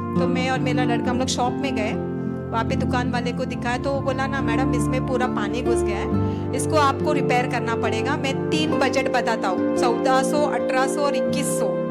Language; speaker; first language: Hindi; non-native, local second language; Marathi